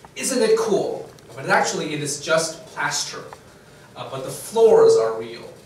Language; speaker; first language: English; non-native, fluent; Chinese